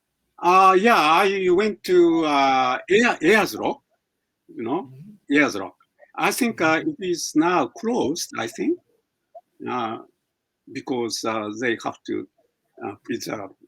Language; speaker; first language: English; non-native, fluent; Japanese